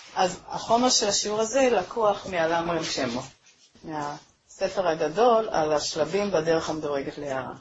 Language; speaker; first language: Hebrew; native; Hebrew